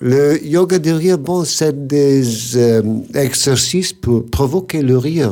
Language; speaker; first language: French; non-native, fluent; English